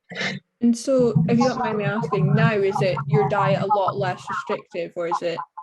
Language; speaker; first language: English; native; English